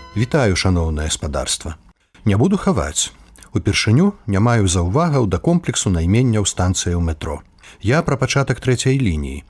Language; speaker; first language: Belarusian; native; Belarusian